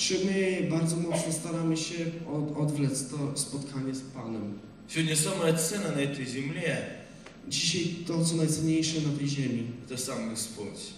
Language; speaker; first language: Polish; non-native, learner; Russian